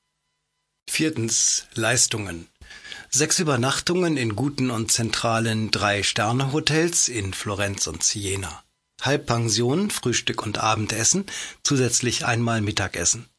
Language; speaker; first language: German; native; German